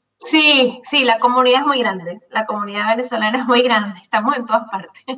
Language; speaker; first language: Spanish; native; Spanish